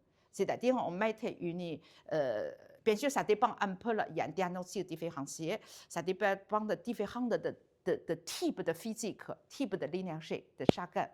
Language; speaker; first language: French; non-native, learner; Chinese